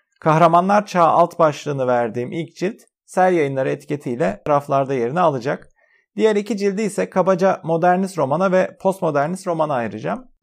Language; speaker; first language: Turkish; native; Turkish